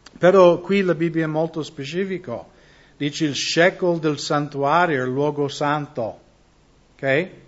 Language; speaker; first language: Italian; non-native, fluent; English